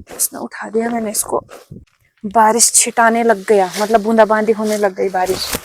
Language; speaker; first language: Hindi; non-native, local second language; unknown